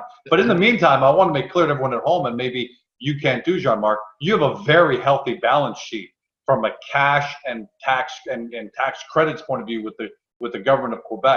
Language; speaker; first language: English; native; English